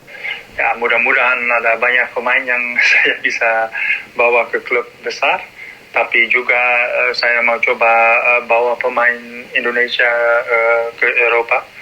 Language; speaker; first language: Indonesian; non-native, learner; Dutch